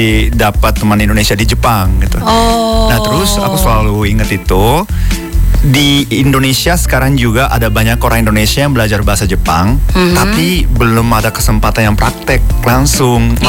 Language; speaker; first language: Indonesian; non-native, fluent; Japanese